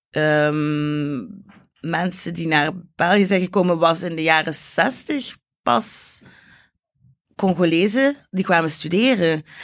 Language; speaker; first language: Dutch; native; Dutch